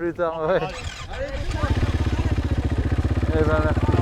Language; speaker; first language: French; native; French